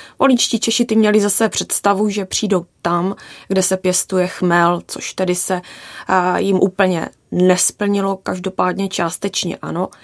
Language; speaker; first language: Czech; native; Czech